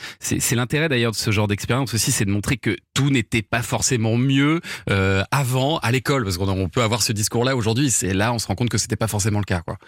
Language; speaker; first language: French; native; French